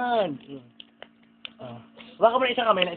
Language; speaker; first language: Filipino; native; Filipino